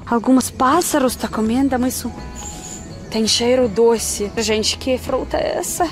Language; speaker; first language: Portuguese; non-native, fluent; Russian